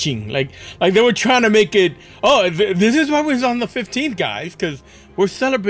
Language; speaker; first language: English; early bilingual, other home language; Spanish